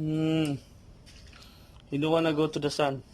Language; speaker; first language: English; non-native, local second language; Filipino